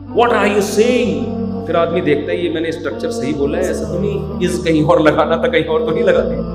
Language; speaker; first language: Urdu; native; Urdu